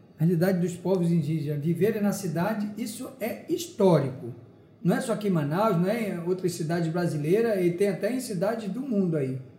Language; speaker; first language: Portuguese; native; Portuguese